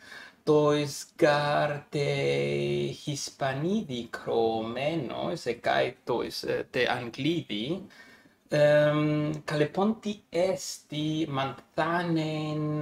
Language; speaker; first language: Greek; non-native, fluent; Spanish